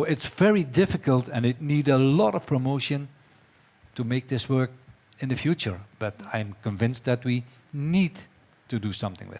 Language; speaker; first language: English; non-native, fluent; Dutch